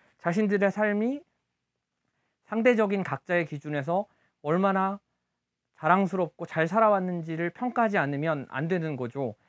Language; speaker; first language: Korean; native; Korean